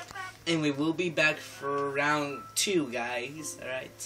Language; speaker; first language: English; native; English